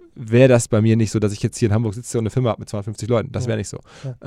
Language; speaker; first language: German; native; German